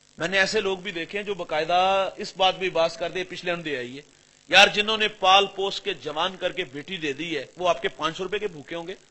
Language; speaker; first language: Urdu; non-native, local second language; Punjabi